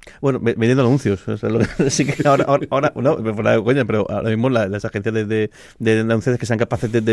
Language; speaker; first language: Spanish; native; Spanish